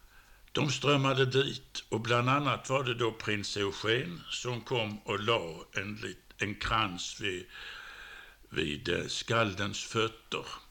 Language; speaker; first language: Swedish; native; Swedish